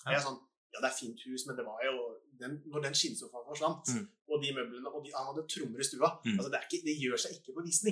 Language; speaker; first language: Norwegian; native; Norwegian